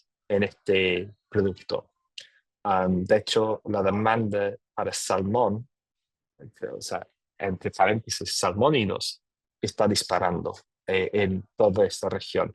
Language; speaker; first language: Spanish; non-native, fluent; English